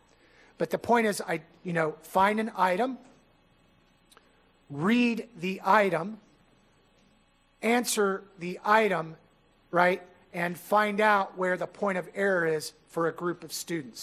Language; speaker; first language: English; native; English